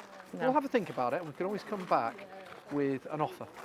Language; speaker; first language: English; native; English